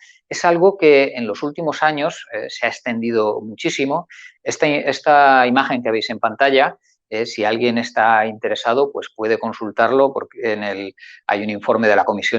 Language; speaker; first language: Spanish; native; Spanish